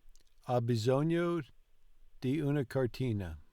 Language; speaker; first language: Italian; non-native, learner; English